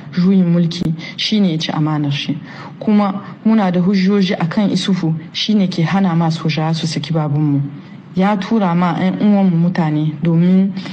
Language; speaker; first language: Hausa; non-native, local second language; Arabic